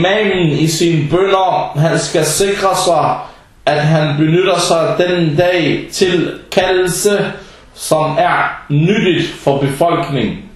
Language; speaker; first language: Danish; non-native, fluent; Arabic